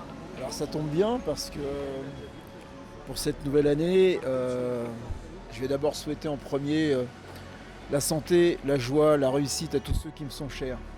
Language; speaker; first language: French; non-native, local second language; Malagasy